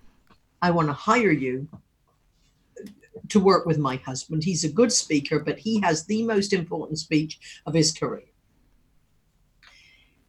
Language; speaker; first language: English; native; English